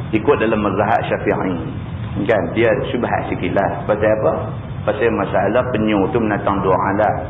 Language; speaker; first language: Malay; native; Malay